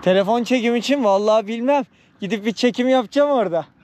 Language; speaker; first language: Turkish; native; Turkish